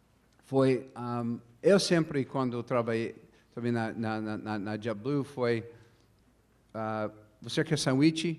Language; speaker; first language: Portuguese; non-native, fluent; English